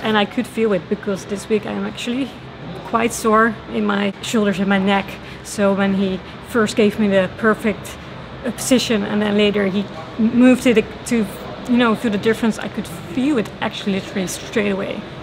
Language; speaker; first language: English; non-native, fluent; Dutch